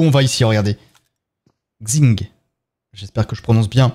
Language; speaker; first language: French; native; French